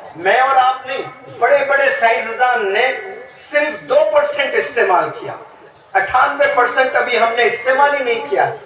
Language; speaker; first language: Urdu; native; Urdu